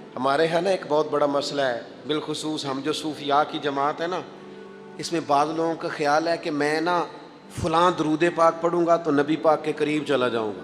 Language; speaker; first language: Urdu; non-native, local second language; Punjabi